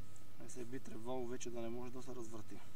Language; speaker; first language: Bulgarian; native; Bulgarian